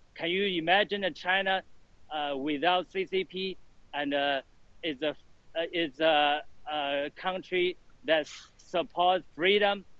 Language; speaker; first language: English; non-native, fluent; Chinese